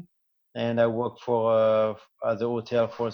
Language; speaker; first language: English; non-native, fluent; French